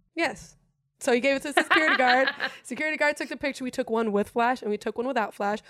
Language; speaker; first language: English; non-native, fluent; German